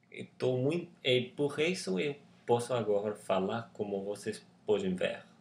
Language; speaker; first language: Portuguese; non-native, learner; English